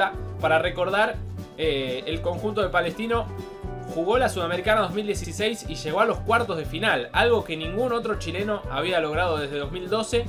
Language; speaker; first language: Spanish; native; Spanish